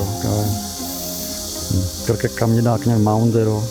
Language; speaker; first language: Korean; non-native, learner; Czech